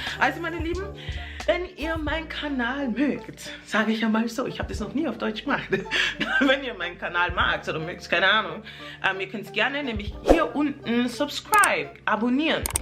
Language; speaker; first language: German; early bilingual, other home language; English